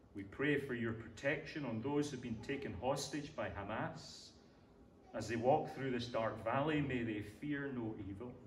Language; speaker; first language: English; native; English